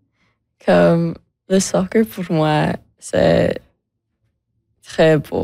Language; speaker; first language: French; non-native, local second language; English